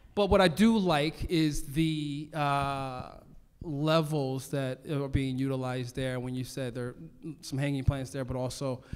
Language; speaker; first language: English; native; English